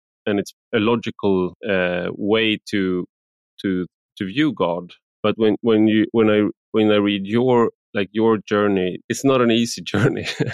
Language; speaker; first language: English; non-native, fluent; Swedish